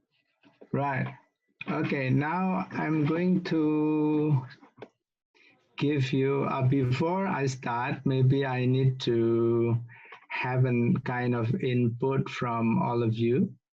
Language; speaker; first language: English; non-native, local second language; Indonesian